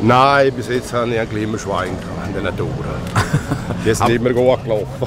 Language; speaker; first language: German; native; German